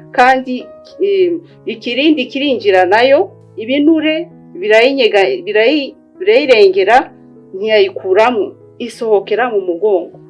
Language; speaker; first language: Kinyarwanda; early bilingual, heritage; Kinyarwanda